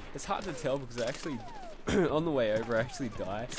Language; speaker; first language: English; native; English